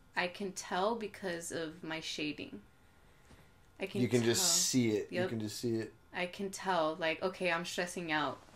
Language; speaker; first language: English; native; English